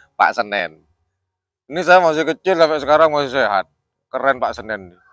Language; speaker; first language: Indonesian; native; Indonesian